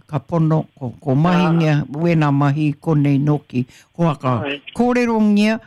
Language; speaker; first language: Māori; native; Māori